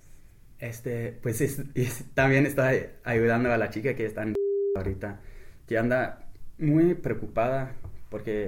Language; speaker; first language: Spanish; non-native, fluent; English